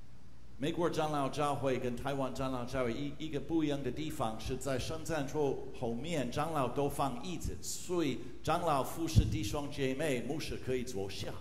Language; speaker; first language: Chinese; non-native, fluent; English